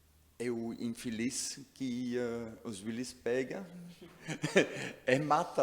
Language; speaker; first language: Portuguese; non-native, learner; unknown